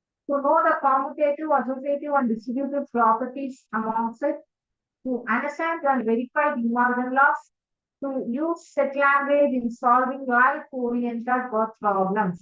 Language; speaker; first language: English; non-native, local second language; Tamil